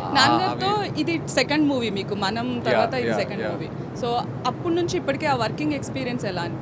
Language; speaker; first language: Telugu; native; Telugu